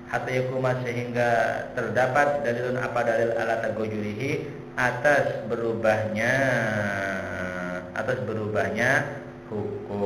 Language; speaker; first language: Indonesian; native; Indonesian